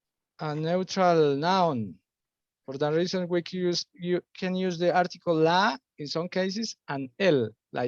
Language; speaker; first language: English; non-native, fluent; Spanish